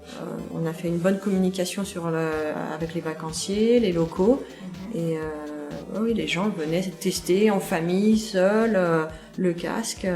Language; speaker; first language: French; native; French